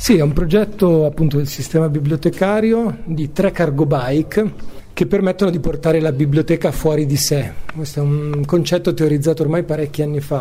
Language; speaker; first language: Italian; native; Italian